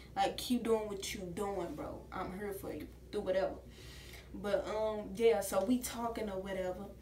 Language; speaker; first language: English; native; English